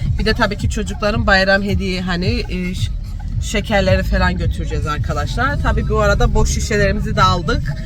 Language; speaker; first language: Turkish; early bilingual, heritage; Turkish